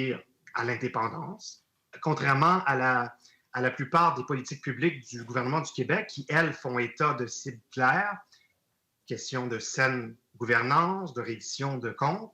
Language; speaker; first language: French; native; French